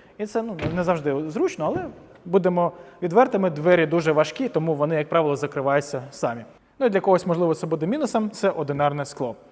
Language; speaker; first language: Ukrainian; non-native, local second language; Russian